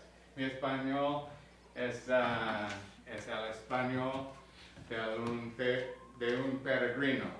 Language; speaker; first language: Spanish; non-native, learner; English